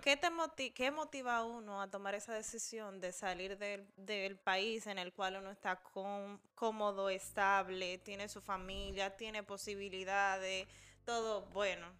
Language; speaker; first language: Spanish; early bilingual, heritage; Spanish